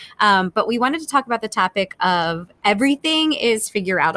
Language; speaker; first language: English; native; English